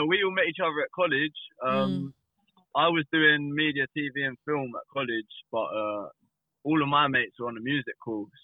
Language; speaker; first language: English; native; English